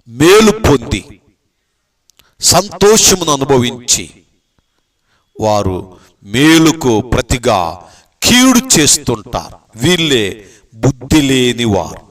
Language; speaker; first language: Telugu; native; Telugu